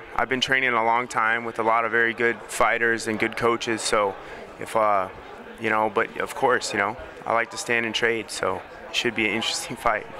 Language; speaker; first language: English; native; English